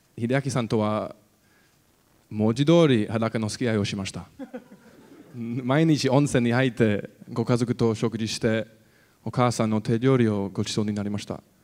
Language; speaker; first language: Japanese; non-native, learner; English